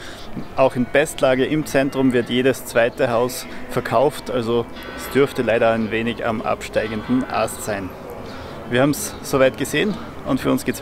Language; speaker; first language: German; native; German